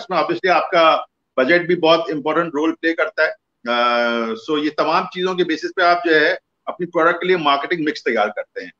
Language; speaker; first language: Urdu; native; Urdu